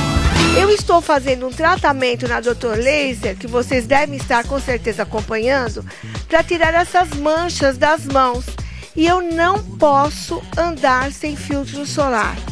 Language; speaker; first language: Portuguese; native; Portuguese